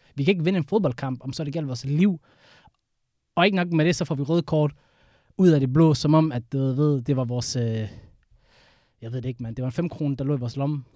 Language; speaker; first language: Danish; early bilingual, other home language; Somali